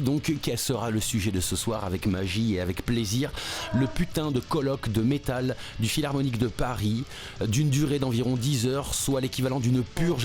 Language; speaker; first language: French; native; French